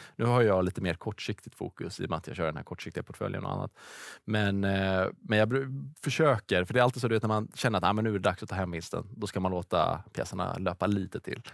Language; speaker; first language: Swedish; native; Swedish